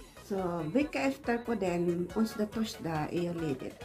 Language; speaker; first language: Swedish; non-native, learner; Filipino